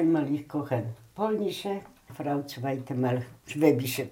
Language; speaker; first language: German; non-native, learner; Polish